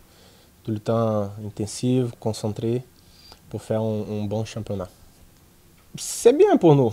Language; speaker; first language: French; non-native, learner; Portuguese